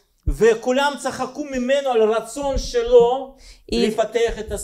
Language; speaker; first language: Hebrew; non-native, fluent; Russian